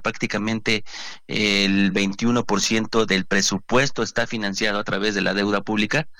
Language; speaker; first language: Spanish; native; Spanish